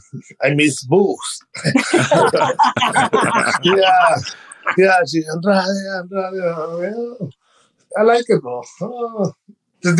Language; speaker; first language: English; non-native, learner; Spanish